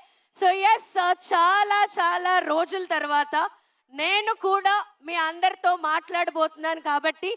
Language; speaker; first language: Telugu; native; Telugu